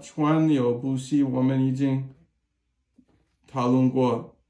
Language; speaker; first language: Chinese; non-native, learner; English